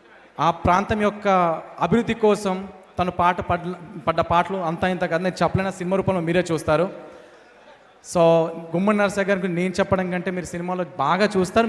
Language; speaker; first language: Telugu; native; Telugu